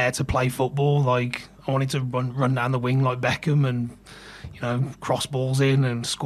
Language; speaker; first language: English; native; English